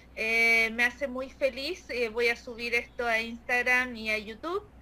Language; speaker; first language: Spanish; native; Spanish